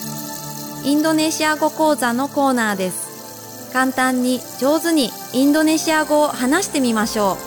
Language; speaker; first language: Japanese; non-native, fluent; Indonesian